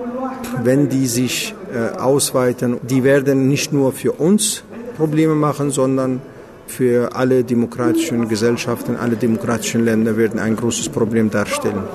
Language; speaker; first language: German; non-native, fluent; Kurdish